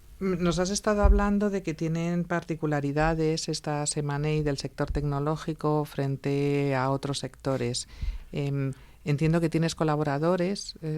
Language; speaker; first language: Spanish; native; Spanish